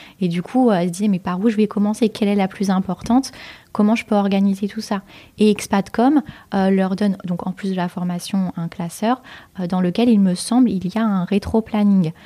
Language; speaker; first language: French; native; French